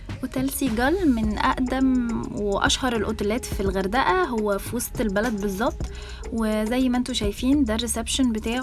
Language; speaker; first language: Arabic; native; Arabic